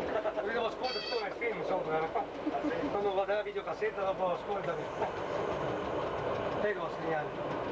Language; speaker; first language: Italian; non-native, local second language; Croatian